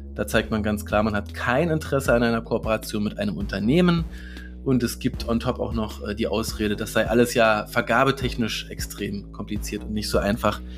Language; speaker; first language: German; native; German